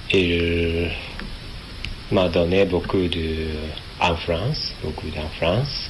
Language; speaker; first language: French; non-native, learner; Japanese